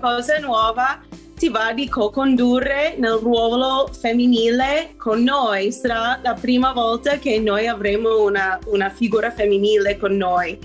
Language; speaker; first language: Italian; non-native, fluent; English